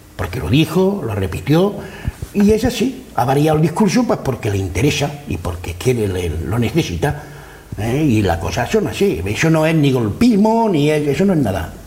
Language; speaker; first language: Spanish; non-native, local second language; Catalan